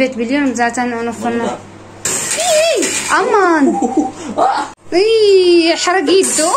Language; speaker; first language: Turkish; non-native, learner; Arabic